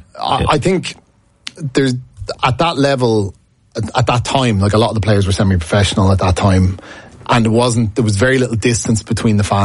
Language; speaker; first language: English; native; English